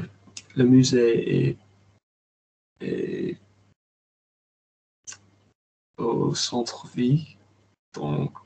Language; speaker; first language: French; non-native, learner; English